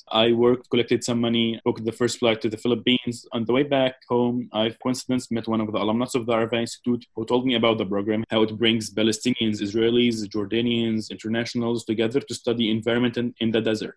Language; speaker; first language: English; non-native, fluent; Arabic